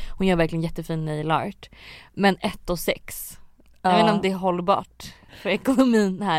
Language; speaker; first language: Swedish; native; Swedish